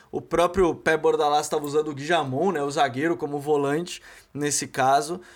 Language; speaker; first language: Portuguese; native; Portuguese